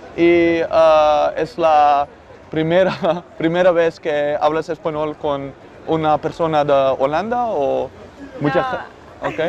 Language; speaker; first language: Spanish; non-native, learner; Dutch